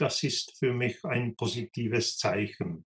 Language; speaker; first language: German; non-native, fluent; Czech